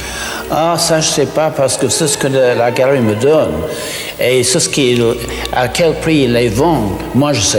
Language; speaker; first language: French; non-native, fluent; English